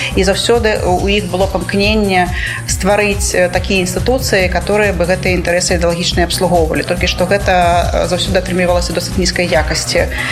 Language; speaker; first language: Belarusian; native; Belarusian